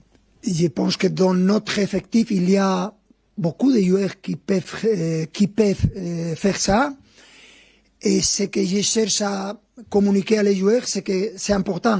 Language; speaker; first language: French; non-native, fluent; Spanish